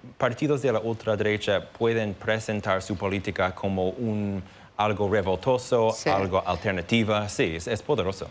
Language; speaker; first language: Spanish; non-native, fluent; English